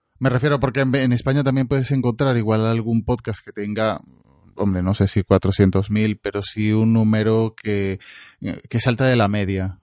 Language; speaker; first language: Spanish; native; Spanish